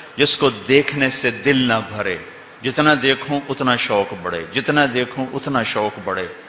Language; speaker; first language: Urdu; non-native, local second language; Punjabi